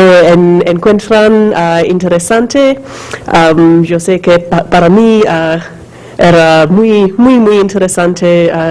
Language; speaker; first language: Spanish; non-native, learner; English